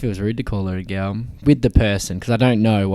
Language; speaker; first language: English; native; English